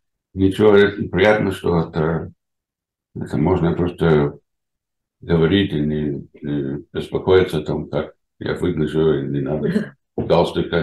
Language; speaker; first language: Russian; non-native, fluent; English